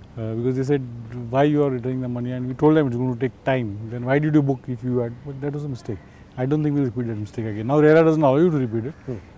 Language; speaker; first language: English; non-native, local second language; Marathi